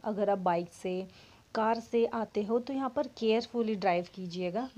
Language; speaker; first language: Hindi; non-native, local second language; Marathi